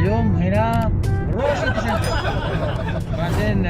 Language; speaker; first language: Arabic; non-native, learner; Filipino